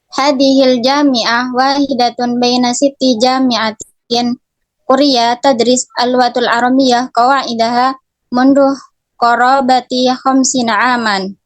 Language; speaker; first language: Arabic; non-native, learner; Indonesian